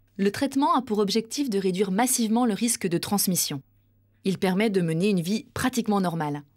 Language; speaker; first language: French; native; French